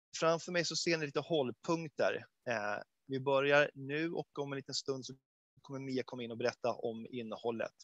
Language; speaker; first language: Swedish; native; Swedish